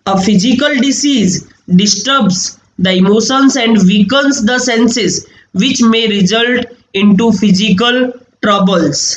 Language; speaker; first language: English; non-native, local second language; Gujarati